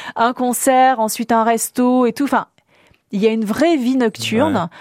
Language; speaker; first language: French; native; French